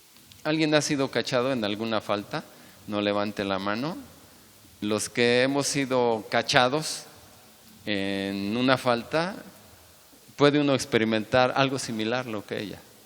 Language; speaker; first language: Spanish; native; Spanish